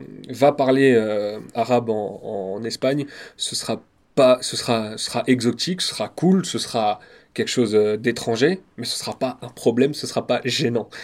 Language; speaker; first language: French; native; French